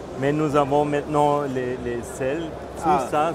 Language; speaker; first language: French; non-native, fluent; German